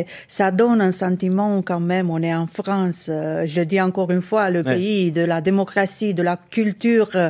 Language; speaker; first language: French; non-native, fluent; Romanian